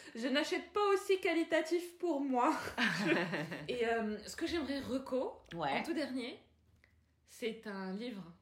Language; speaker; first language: French; non-native, local second language; Arabic